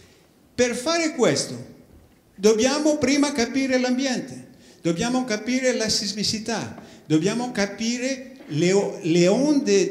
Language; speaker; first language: Italian; non-native, fluent; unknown